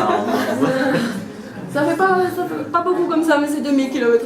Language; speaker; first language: French; native; French